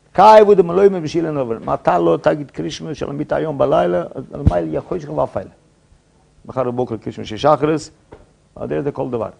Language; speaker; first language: Hebrew; non-native, fluent; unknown